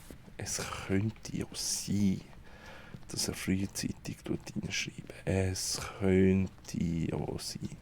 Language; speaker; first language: German; native; German